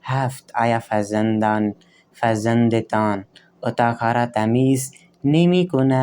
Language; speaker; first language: Persian; non-native, fluent; Urdu